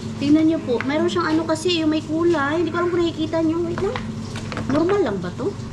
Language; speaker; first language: Filipino; non-native, local second language; Cebuano